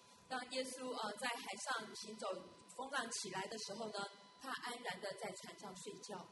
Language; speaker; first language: Chinese; native; Chinese